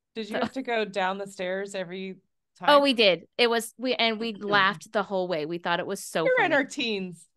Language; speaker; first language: English; native; English